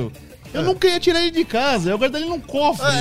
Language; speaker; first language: Portuguese; native; Portuguese